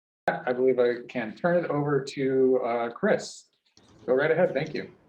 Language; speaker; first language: English; native; English